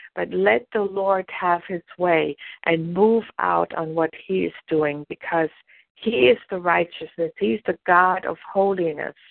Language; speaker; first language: English; non-native, fluent; German